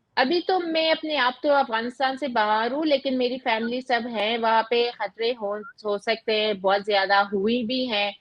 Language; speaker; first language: Hindi; non-native, fluent; Persian